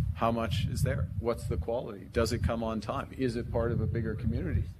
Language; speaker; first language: English; native; English